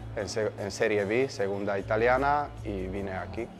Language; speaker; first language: Spanish; non-native, fluent; Slovak